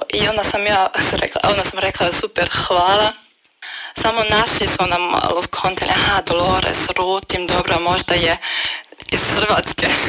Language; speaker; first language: Bosnian; early bilingual, heritage; Croatian